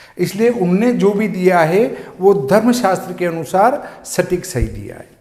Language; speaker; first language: Hindi; native; Hindi